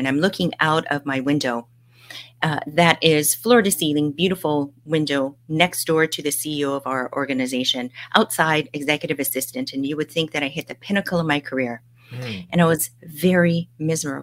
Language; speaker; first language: English; native; English